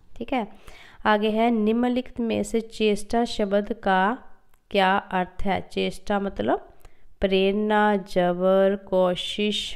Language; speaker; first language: Hindi; non-native, local second language; Punjabi